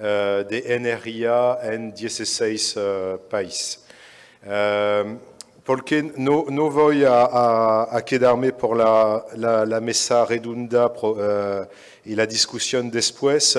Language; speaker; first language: Spanish; non-native, fluent; French